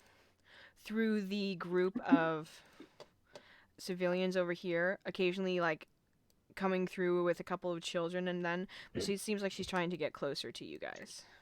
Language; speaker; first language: English; native; English